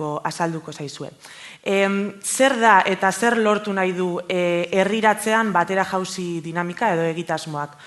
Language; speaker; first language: Basque; native; Basque